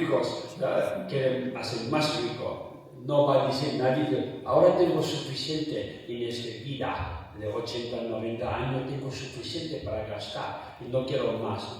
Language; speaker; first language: Spanish; non-native, fluent; Tibetan